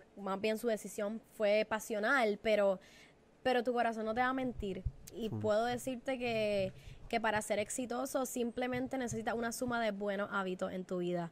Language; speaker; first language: Spanish; native; Spanish